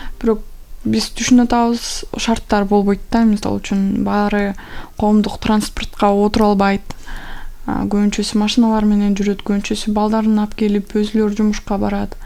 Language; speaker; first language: Kyrgyz; non-native, local second language; Russian